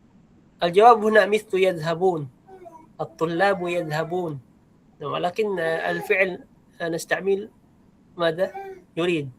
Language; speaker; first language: Arabic; non-native, fluent; Filipino